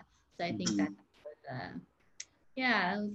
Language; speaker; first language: English; native; English